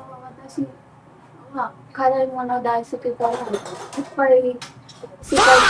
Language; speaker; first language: Japanese; non-native, learner; Telugu